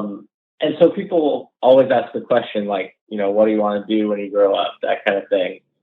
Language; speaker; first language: English; native; English